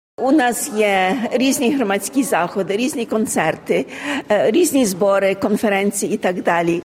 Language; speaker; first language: Ukrainian; early bilingual, heritage; Ukrainian